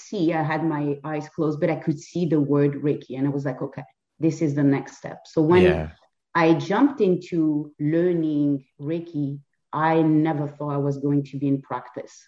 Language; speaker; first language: English; non-native, fluent; French